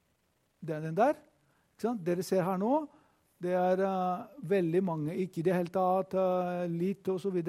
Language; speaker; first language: Norwegian; non-native, fluent; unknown